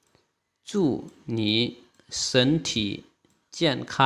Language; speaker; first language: Chinese; non-native, fluent; Lao